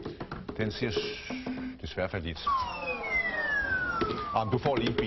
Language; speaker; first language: Danish; native; Danish